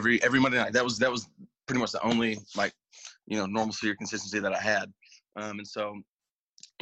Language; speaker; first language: English; native; English